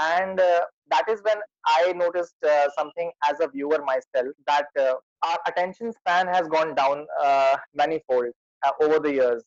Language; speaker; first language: English; non-native, local second language; Hindi